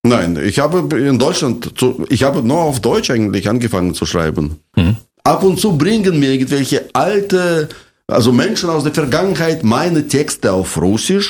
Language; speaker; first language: German; non-native, fluent; Russian